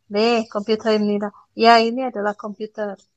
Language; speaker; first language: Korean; non-native, learner; Indonesian